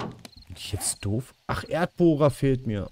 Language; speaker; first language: German; native; German